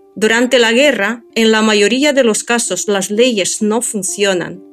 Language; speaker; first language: Spanish; non-native, fluent; Ukrainian